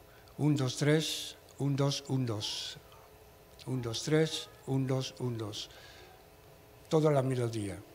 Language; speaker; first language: Spanish; non-native, learner; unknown